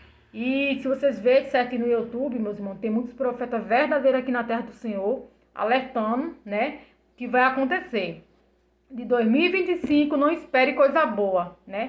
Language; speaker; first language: Portuguese; native; Portuguese